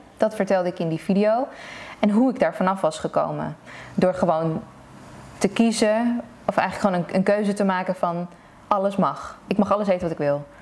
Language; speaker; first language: Dutch; early bilingual, other home language; Persian